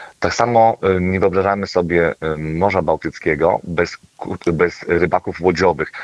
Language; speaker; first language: Polish; native; Polish